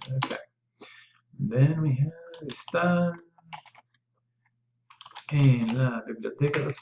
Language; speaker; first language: Spanish; non-native, learner; English